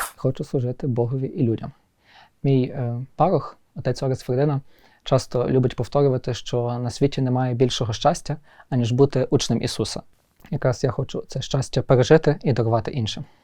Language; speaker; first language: Ukrainian; native; Ukrainian